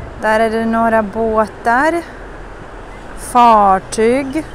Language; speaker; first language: Swedish; non-native, fluent; Russian